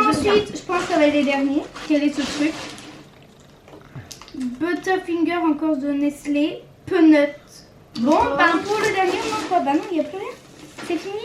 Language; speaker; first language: French; native; French